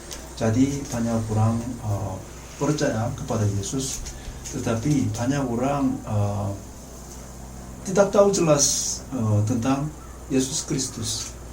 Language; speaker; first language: Indonesian; non-native, fluent; Korean